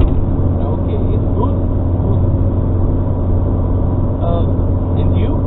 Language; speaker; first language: English; non-native, fluent; Russian